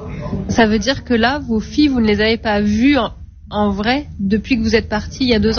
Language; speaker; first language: French; native; French